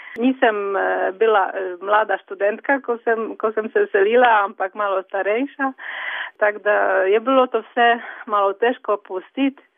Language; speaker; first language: Slovenian; non-native, fluent; Polish